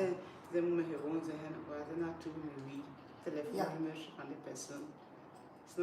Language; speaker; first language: Dutch; non-native, fluent; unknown